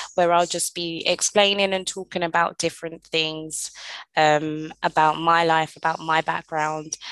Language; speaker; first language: English; native; English